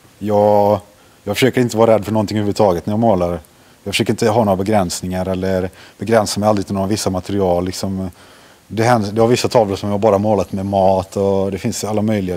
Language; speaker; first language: Swedish; early bilingual, other home language; Finnish